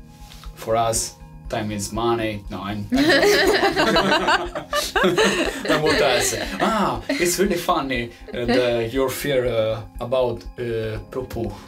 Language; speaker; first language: English; non-native, fluent; Italian